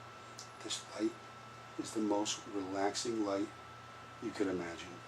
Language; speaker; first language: English; native; English